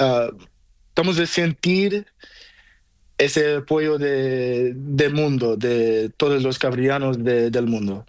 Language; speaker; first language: Spanish; non-native, learner; Portuguese